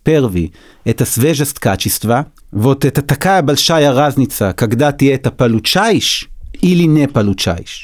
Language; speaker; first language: Russian; non-native, learner; Hebrew